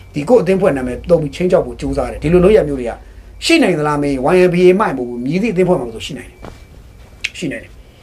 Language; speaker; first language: Burmese; native; Burmese